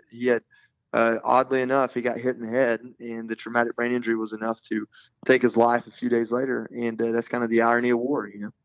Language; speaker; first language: English; native; English